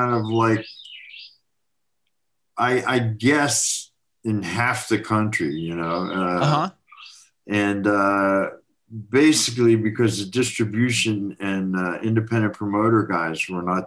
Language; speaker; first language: English; native; English